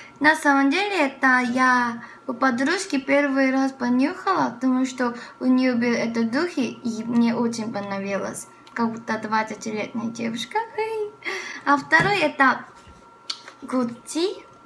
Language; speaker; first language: Russian; non-native, fluent; Korean